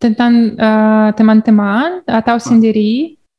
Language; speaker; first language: Indonesian; non-native, learner; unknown